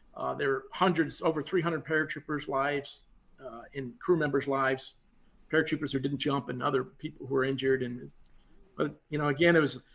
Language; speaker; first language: English; native; English